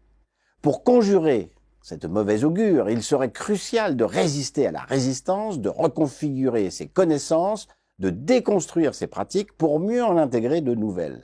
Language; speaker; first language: French; native; French